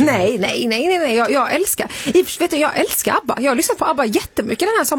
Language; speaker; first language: Swedish; native; Swedish